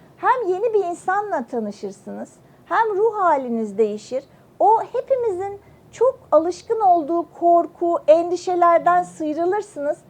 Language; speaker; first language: Turkish; native; Turkish